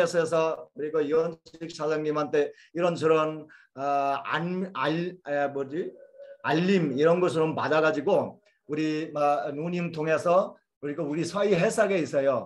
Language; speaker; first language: Korean; non-native, fluent; Bangla